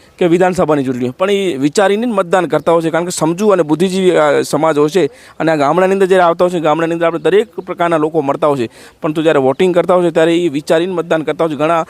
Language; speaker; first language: Gujarati; native; Gujarati